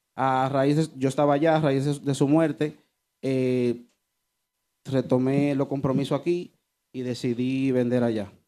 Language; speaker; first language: Spanish; early bilingual, heritage; Spanish